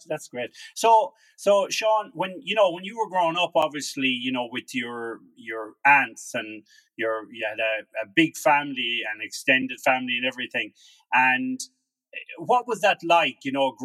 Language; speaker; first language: English; native; English